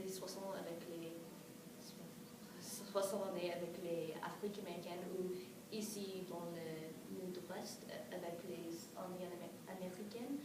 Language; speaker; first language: French; non-native, fluent; English